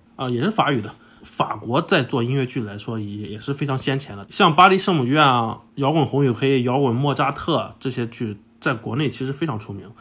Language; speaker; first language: Chinese; non-native, fluent; English